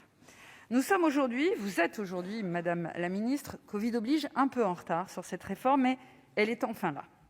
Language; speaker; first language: French; native; French